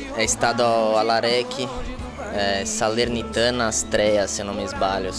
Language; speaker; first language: Italian; non-native, fluent; Portuguese